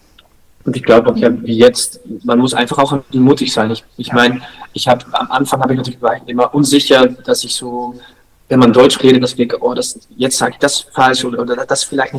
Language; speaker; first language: German; non-native, learner; Dutch